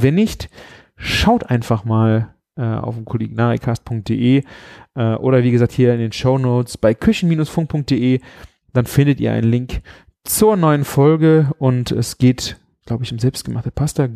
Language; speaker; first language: German; native; German